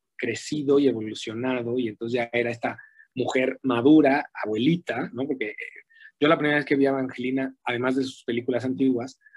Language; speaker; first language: Spanish; native; Spanish